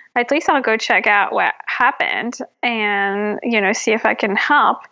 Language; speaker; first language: English; non-native, fluent; French